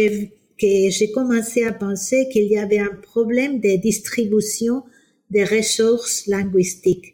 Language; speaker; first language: French; non-native, fluent; Spanish